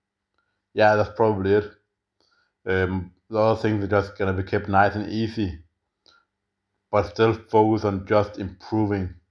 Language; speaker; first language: English; non-native, fluent; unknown